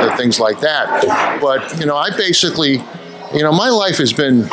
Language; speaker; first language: English; native; English